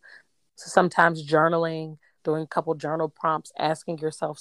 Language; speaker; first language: English; native; English